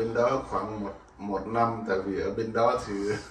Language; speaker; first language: Vietnamese; non-native, local second language; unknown